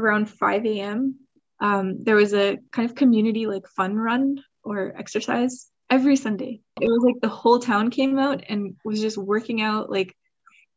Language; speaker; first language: English; early bilingual, other home language; Swiss German